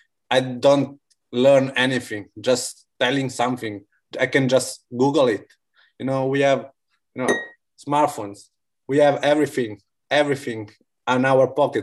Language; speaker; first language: English; non-native, fluent; Italian